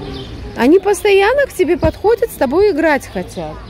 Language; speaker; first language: Russian; native; Russian